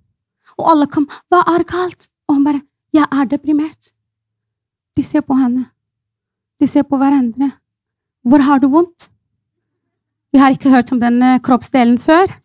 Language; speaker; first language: Norwegian; non-native, fluent; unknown